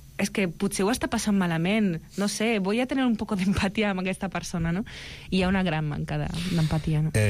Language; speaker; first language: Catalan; early bilingual, other home language; Arabic